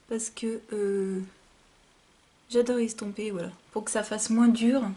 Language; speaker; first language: French; native; French